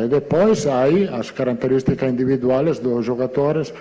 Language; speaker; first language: Portuguese; non-native, fluent; Italian